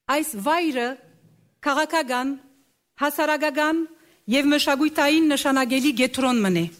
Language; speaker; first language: Armenian; early bilingual, heritage; Armenian